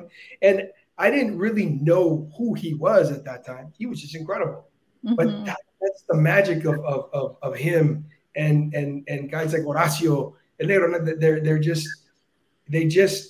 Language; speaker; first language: English; native; English